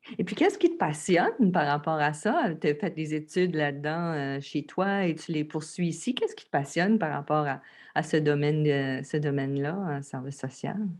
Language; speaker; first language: French; native; French